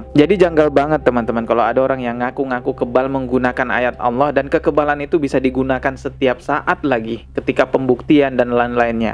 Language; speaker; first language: Indonesian; native; Indonesian